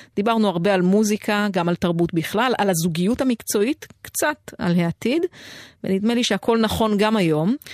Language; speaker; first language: Hebrew; native; Hebrew